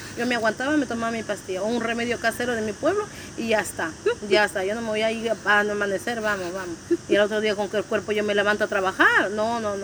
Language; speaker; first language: Spanish; native; Spanish